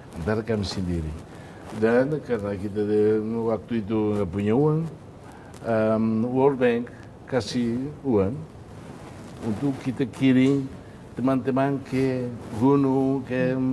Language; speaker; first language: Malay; non-native, fluent; Tetum